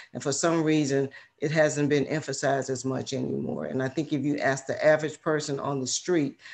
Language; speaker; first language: English; native; English